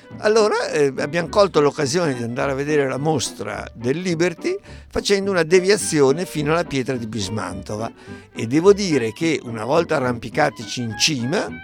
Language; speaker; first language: Italian; native; Italian